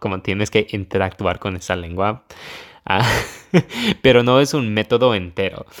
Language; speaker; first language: Spanish; non-native, fluent; English